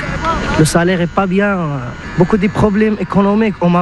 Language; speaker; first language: French; non-native, learner; Arabic